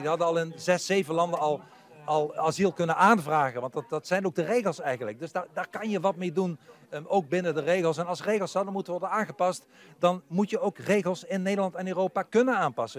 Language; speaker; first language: Dutch; native; Dutch